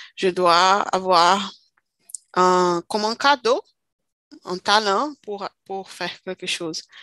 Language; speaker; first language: French; non-native, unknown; Portuguese